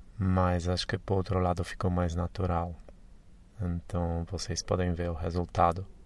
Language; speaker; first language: Portuguese; non-native, fluent; Polish